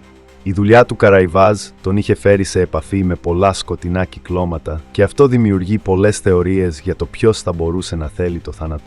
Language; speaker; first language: Greek; native; Greek